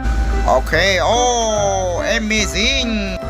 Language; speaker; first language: English; non-native, learner; Khmer